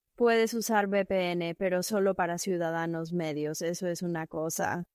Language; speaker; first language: Spanish; non-native, fluent; Chinese